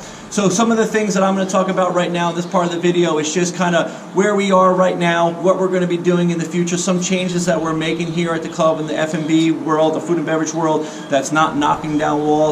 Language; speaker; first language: English; native; English